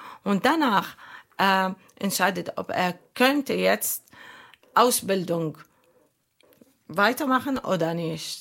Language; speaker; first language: German; non-native, fluent; Arabic